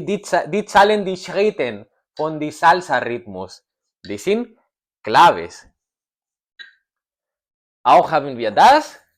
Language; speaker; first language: German; non-native, learner; Spanish